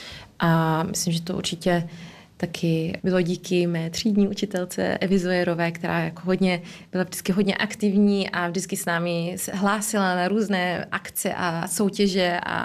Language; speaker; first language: Czech; early bilingual, heritage; Czech